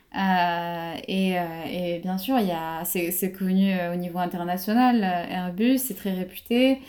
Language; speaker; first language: French; non-native, local second language; Arabic